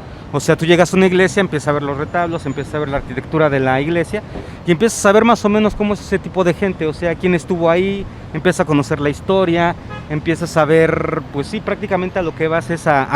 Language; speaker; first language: Spanish; native; Spanish